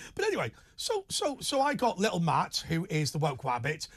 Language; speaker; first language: English; native; English